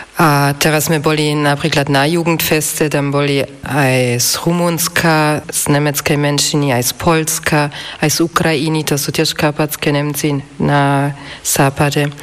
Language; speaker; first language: Slovak; non-native, fluent; German